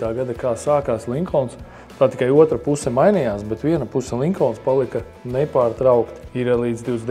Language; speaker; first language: Latvian; native; Latvian